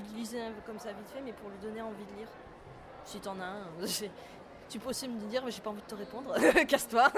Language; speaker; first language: French; native; French